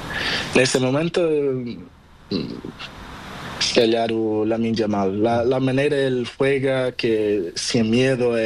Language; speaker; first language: Spanish; non-native, learner; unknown